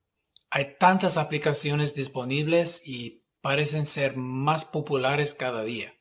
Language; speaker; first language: Spanish; non-native, fluent; English